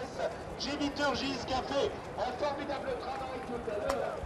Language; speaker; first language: French; native; French